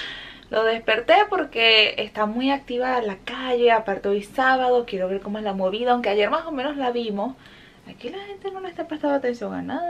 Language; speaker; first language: Spanish; native; Spanish